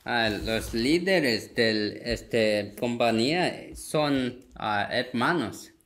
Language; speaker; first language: Spanish; non-native, fluent; Korean